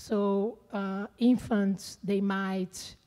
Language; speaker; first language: English; non-native, fluent; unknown